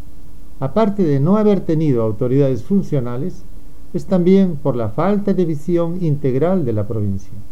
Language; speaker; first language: Spanish; native; Spanish